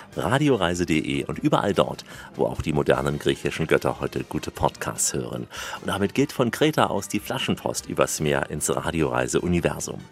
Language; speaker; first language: German; native; German